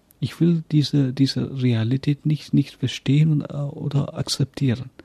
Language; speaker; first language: German; non-native, fluent; Tamil